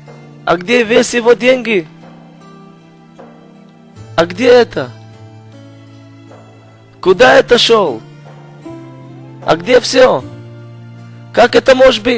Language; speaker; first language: Russian; non-native, learner; Hebrew